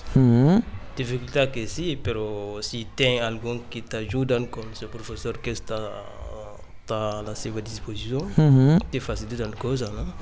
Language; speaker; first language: Catalan; non-native, learner; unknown